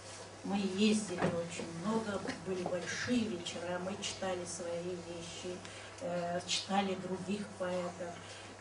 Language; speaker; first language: Russian; non-native, local second language; Karachay-Balkar